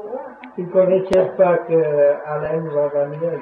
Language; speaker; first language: French; non-native, learner; Vietnamese